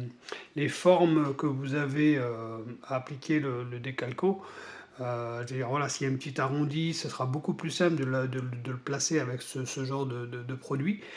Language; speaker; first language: French; native; French